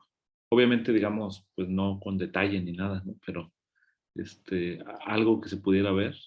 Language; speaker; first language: Spanish; native; Spanish